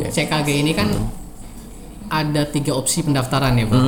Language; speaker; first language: Indonesian; native; Indonesian